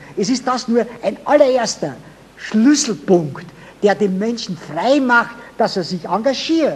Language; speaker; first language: German; native; German